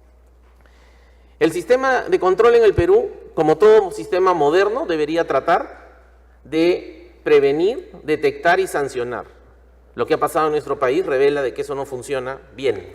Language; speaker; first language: Spanish; native; Spanish